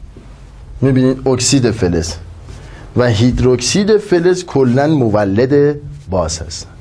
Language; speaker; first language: Persian; native; Persian